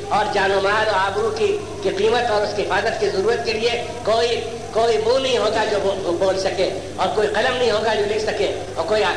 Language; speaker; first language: Urdu; native; Urdu